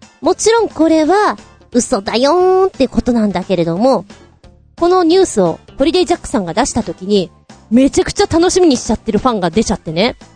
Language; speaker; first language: Japanese; native; Japanese